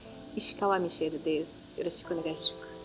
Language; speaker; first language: Japanese; non-native, learner; Portuguese